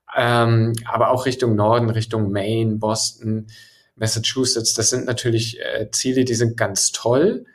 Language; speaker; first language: German; native; German